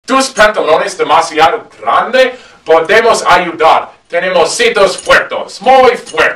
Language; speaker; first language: Spanish; non-native, learner; English